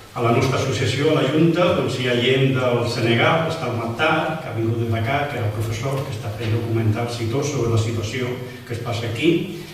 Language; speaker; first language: Catalan; non-native, local second language; Spanish